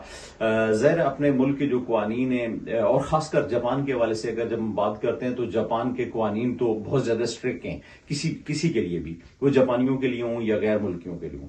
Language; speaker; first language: Hindi; native; Hindi